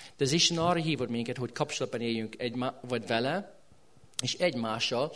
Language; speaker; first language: Hungarian; non-native, fluent; English